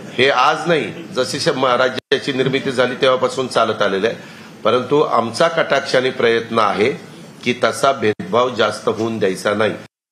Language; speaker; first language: Marathi; native; Marathi